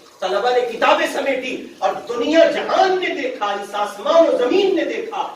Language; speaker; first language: Urdu; native; Urdu